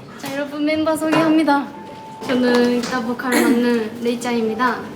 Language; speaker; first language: Korean; non-native, fluent; Japanese